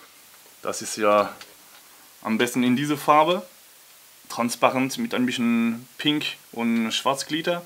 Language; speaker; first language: German; non-native, learner; French